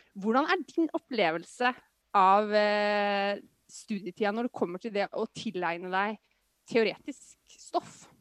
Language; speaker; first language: Norwegian; native; Norwegian